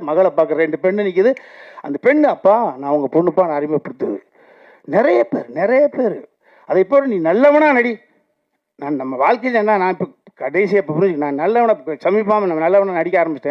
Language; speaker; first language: Tamil; native; Tamil